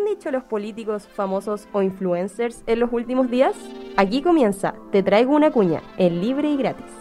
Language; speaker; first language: Spanish; native; Spanish